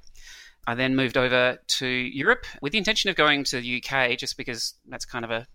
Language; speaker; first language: English; native; English